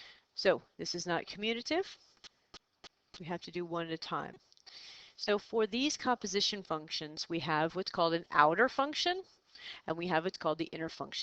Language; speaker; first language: English; native; English